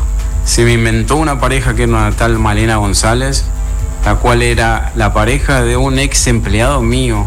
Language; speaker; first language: Spanish; native; Spanish